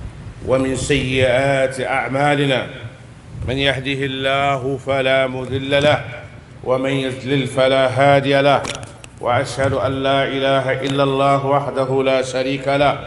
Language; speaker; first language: Arabic; non-native, fluent; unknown